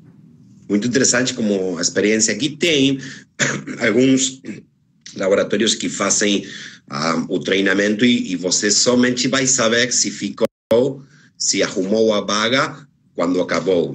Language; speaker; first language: Portuguese; non-native, fluent; Spanish